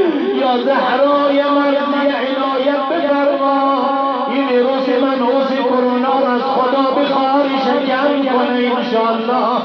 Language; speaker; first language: Persian; native; Persian